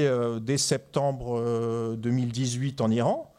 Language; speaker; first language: French; native; French